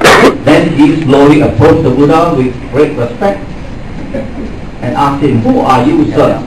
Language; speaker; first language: English; non-native, local second language; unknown